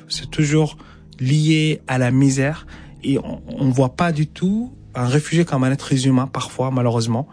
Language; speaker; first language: French; non-native, fluent; Arabic